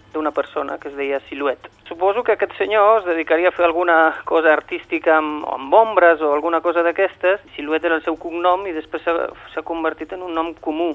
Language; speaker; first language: Catalan; non-native, local second language; Basque